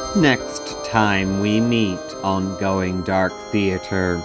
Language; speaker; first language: English; native; English